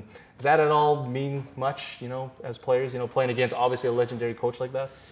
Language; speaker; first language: English; native; English